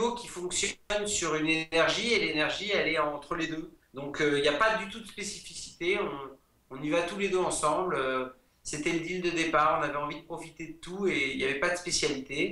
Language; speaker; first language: French; native; French